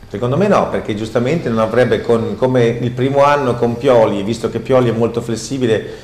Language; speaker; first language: Italian; native; Italian